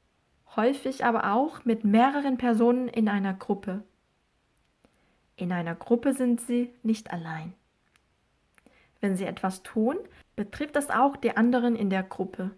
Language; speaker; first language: German; non-native, fluent; Korean